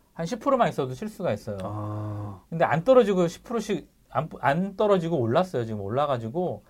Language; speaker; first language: Korean; native; Korean